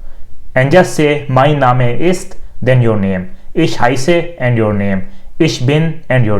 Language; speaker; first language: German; non-native, learner; Urdu